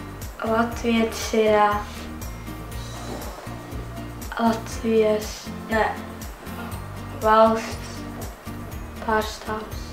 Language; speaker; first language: Latvian; early bilingual, heritage; Latvian